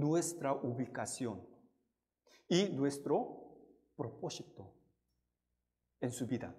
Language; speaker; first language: Spanish; non-native, fluent; Korean